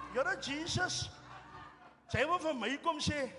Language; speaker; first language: Afrikaans; early bilingual, heritage; Afrikaans